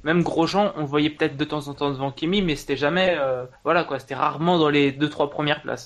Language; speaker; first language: French; native; French